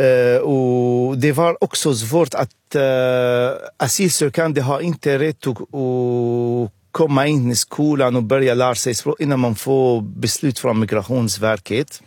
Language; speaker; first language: Swedish; non-native, fluent; Arabic